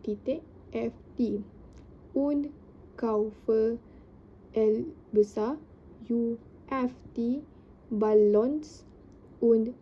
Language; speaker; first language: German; non-native, learner; Indonesian